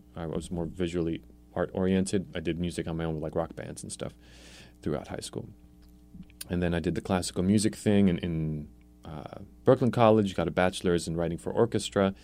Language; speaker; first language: English; native; English